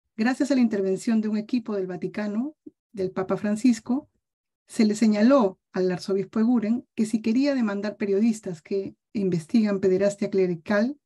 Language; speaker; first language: Spanish; native; Spanish